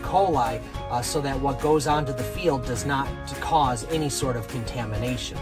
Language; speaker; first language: English; native; English